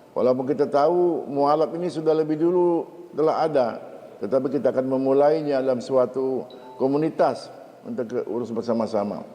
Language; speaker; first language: Malay; native; Malay